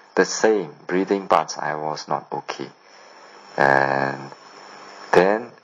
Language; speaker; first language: English; non-native, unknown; Burmese